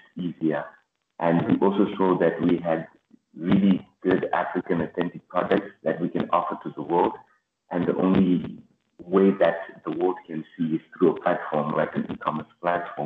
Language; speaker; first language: English; non-native, local second language; Shona